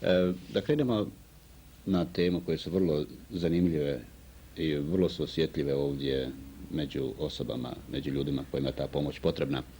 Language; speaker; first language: Croatian; native; Croatian